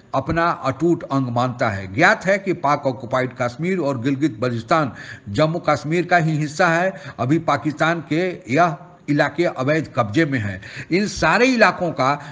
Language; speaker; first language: Hindi; native; Hindi